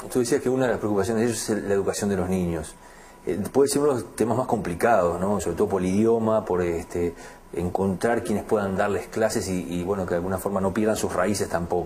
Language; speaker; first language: Spanish; native; Spanish